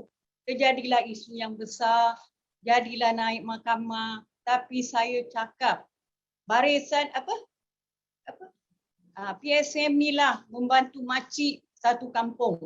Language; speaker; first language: Malay; native; Malay